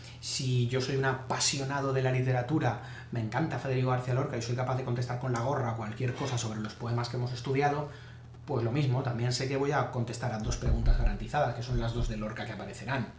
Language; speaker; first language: Spanish; native; Spanish